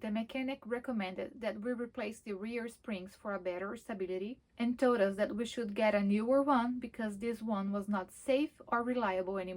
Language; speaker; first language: English; non-native, fluent; Portuguese